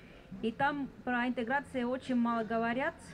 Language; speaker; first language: Russian; non-native, fluent; Estonian